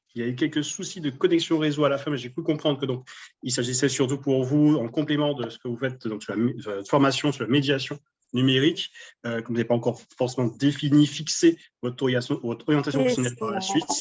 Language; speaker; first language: French; native; French